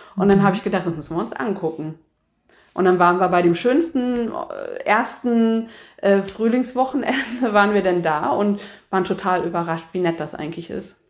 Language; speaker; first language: German; native; German